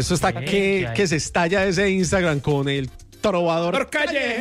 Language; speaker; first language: Spanish; native; Spanish